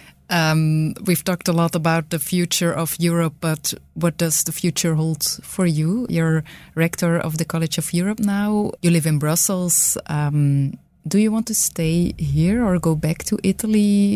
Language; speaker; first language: English; non-native, fluent; Dutch